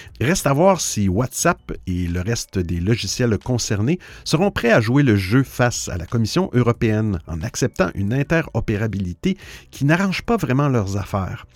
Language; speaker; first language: French; native; French